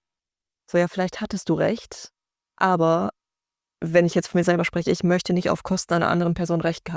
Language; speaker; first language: German; native; German